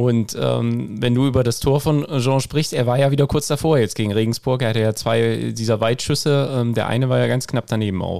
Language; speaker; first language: German; native; German